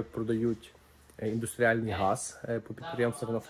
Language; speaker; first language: Ukrainian; native; Ukrainian